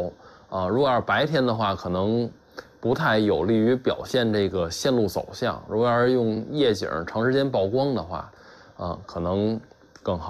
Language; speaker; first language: Chinese; native; Chinese